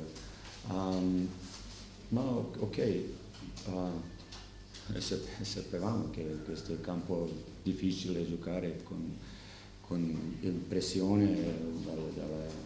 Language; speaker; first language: Italian; non-native, learner; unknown